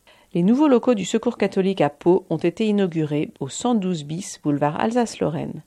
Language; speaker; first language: French; native; French